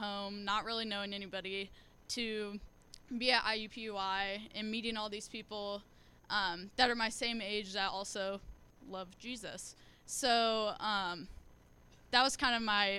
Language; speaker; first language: English; native; English